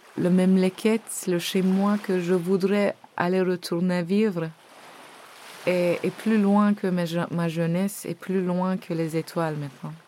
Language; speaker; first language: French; non-native, fluent; Turkish